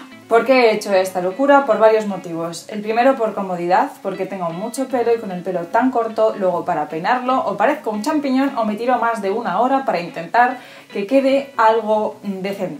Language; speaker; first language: Spanish; native; Spanish